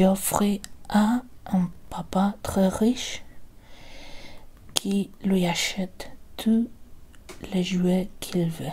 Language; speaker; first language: French; non-native, learner; Spanish